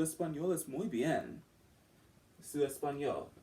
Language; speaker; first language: Spanish; non-native, learner; English